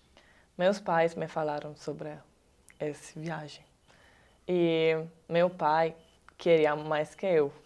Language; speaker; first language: Portuguese; non-native, learner; Italian